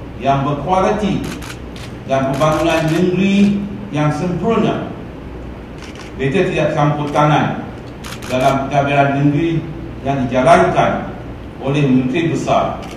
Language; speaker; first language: Malay; native; Malay